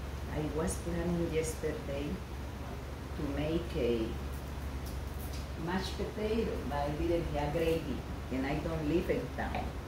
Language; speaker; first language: English; non-native, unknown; Spanish